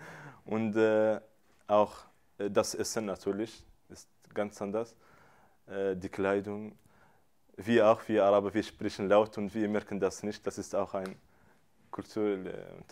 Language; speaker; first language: German; non-native, fluent; Arabic